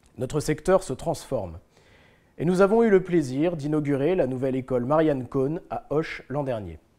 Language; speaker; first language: French; native; French